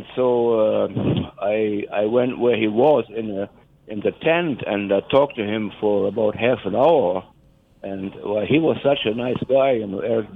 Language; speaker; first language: English; non-native, fluent; German